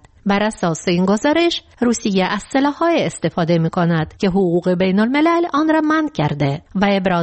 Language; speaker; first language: Persian; native; Persian